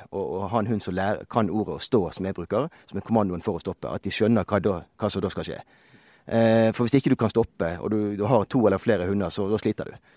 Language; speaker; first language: Norwegian; native; Norwegian